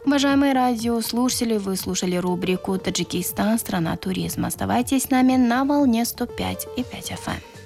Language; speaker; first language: Russian; non-native, local second language; Tajik